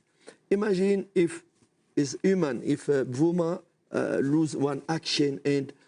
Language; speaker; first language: English; non-native, learner; French